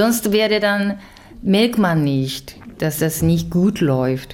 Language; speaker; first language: German; non-native, fluent; Japanese